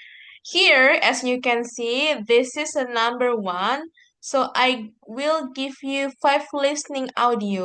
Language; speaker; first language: English; non-native, fluent; Indonesian